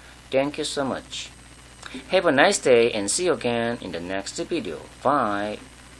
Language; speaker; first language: English; non-native, fluent; Korean